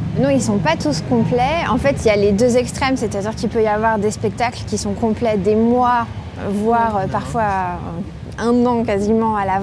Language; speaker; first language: French; native; French